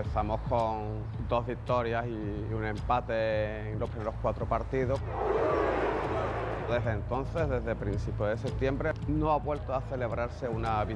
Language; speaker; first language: Spanish; native; Spanish